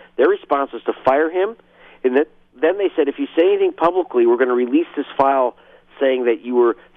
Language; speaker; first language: English; native; English